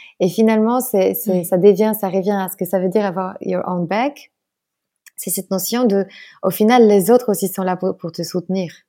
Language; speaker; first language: French; non-native, fluent; Polish